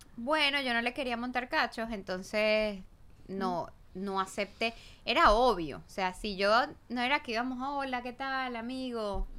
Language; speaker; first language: Spanish; native; Spanish